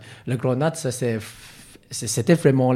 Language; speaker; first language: French; non-native, learner; Cantonese